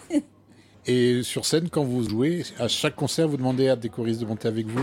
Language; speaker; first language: French; native; French